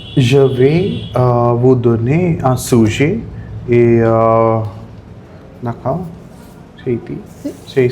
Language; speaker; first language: French; non-native, fluent; Hindi